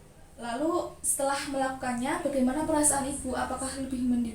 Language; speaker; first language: Indonesian; native; Indonesian